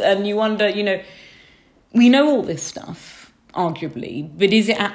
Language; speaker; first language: English; native; English